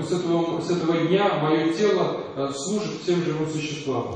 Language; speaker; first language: Russian; native; Russian